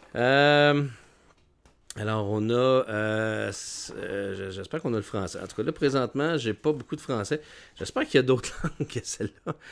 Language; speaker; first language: French; native; French